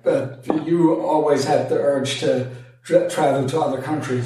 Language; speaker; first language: English; non-native, fluent; German